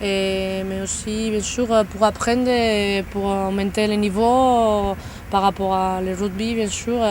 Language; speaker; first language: French; non-native, fluent; Spanish